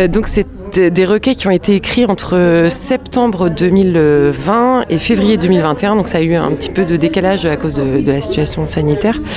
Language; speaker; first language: French; native; French